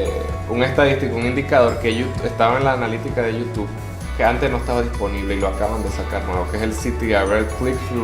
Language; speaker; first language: Spanish; native; Spanish